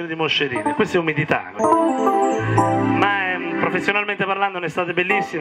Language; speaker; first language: Italian; native; Italian